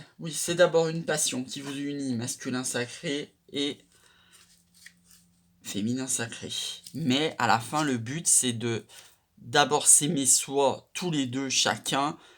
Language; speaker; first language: French; native; French